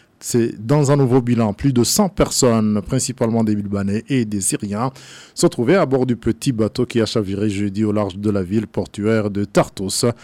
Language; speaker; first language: French; non-native, local second language; Rundi